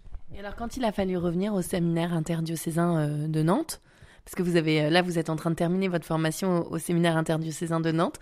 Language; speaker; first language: French; native; French